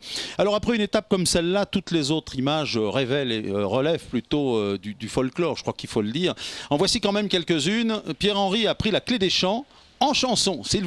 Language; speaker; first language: French; native; French